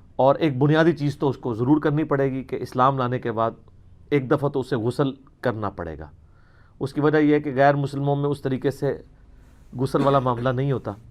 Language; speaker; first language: Urdu; non-native, local second language; Punjabi